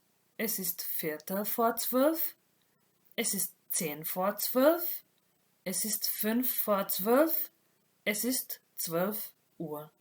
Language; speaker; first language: German; non-native, fluent; Macedonian